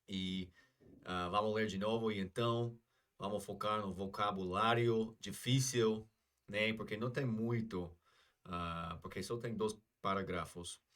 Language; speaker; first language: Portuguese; non-native, fluent; English